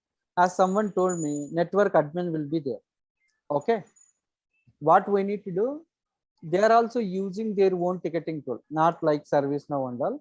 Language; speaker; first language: English; non-native, local second language; Telugu